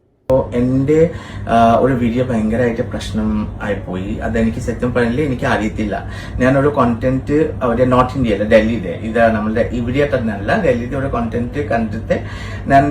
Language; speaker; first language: Malayalam; non-native, fluent; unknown